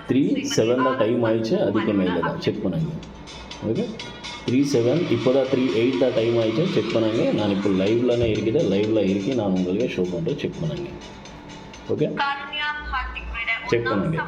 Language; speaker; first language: Tamil; non-native, learner; Kannada